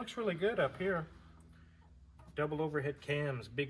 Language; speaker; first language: English; native; English